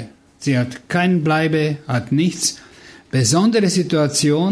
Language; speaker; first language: German; non-native, fluent; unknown